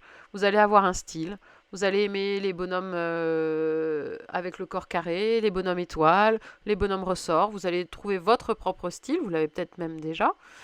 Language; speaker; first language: French; native; French